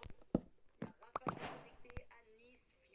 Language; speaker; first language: French; native; French